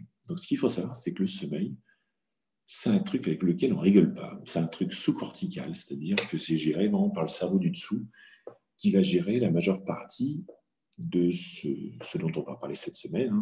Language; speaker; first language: French; native; French